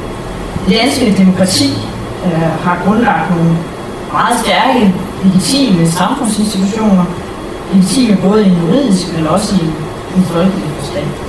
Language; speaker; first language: Danish; native; Danish